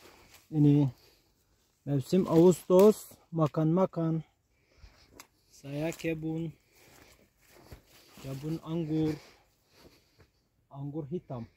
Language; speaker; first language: Indonesian; non-native, learner; Turkish